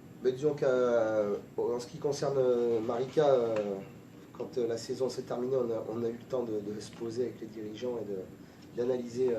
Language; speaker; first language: French; native; French